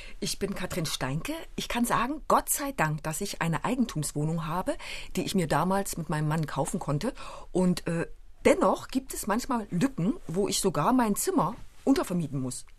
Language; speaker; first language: German; native; German